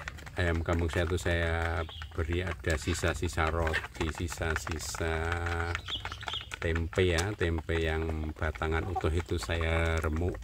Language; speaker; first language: Indonesian; native; Indonesian